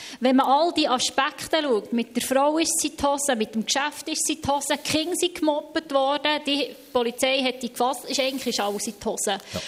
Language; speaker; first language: German; native; German